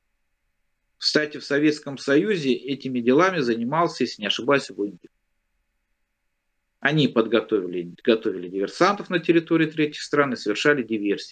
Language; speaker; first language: Russian; native; Russian